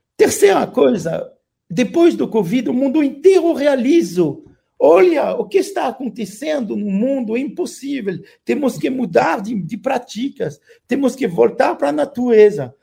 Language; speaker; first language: Portuguese; non-native, fluent; French